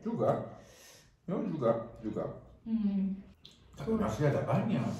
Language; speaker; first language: Indonesian; non-native, learner; French